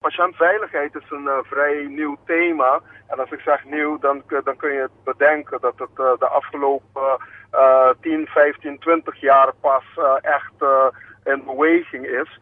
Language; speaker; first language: Dutch; non-native, local second language; Papiamento